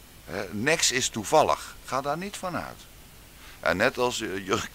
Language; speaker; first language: Dutch; native; Dutch